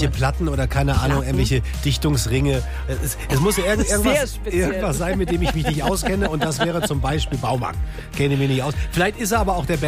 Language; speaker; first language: German; native; German